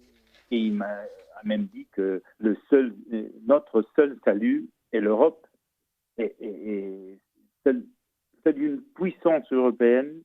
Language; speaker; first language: French; non-native, fluent; Portuguese